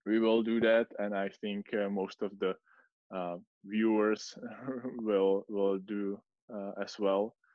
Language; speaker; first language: English; non-native, fluent; Czech